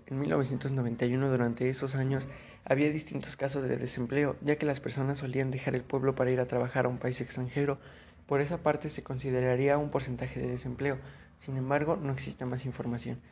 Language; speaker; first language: Spanish; native; Spanish